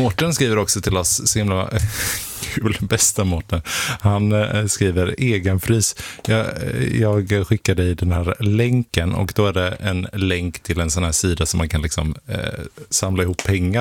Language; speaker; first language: Swedish; native; Swedish